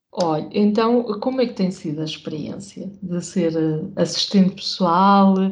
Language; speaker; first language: Portuguese; native; Portuguese